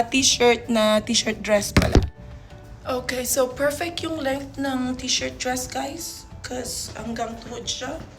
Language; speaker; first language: Filipino; non-native, local second language; Hiligaynon